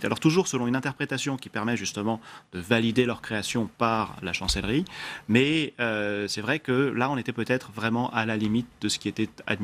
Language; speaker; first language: French; native; French